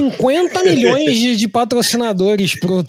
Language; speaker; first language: Portuguese; native; Portuguese